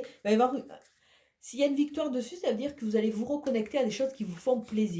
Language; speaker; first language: French; native; French